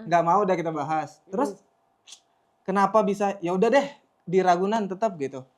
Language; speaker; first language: Indonesian; native; Indonesian